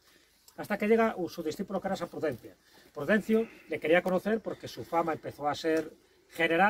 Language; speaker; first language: Spanish; native; Spanish